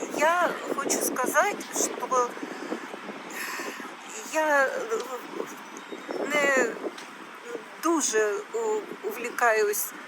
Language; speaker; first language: Ukrainian; non-native, local second language; Russian